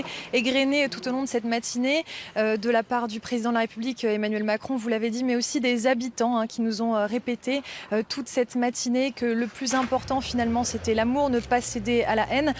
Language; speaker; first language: French; native; French